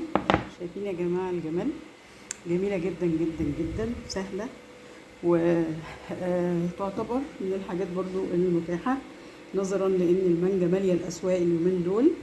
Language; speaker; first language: Arabic; native; Arabic